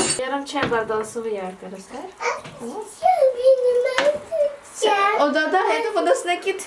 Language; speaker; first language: Turkish; non-native, learner; Indonesian